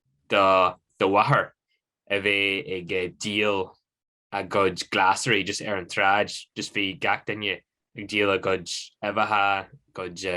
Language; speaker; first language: Irish; non-native, local second language; English